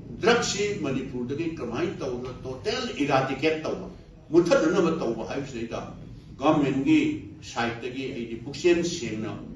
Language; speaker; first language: Manipuri; native; Manipuri